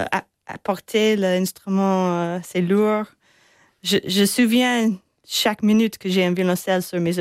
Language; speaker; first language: French; non-native, fluent; English